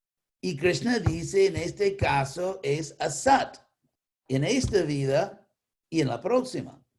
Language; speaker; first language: Spanish; non-native, fluent; English